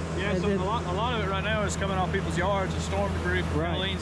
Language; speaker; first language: English; native; English